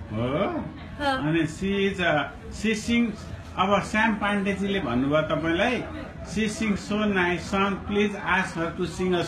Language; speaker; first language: Nepali; native; Nepali